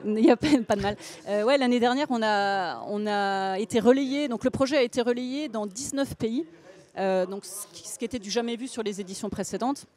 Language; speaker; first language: French; native; French